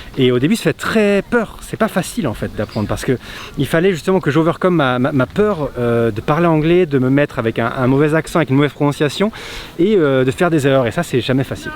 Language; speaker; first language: French; native; French